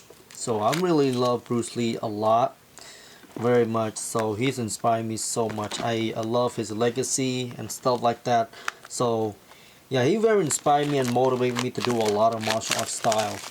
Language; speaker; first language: English; non-native, fluent; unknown